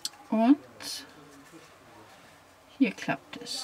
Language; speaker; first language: German; non-native, fluent; Danish